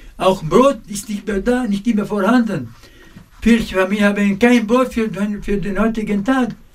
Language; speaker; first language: German; non-native, fluent; Arabic